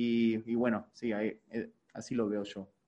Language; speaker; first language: Spanish; early bilingual, heritage; Spanish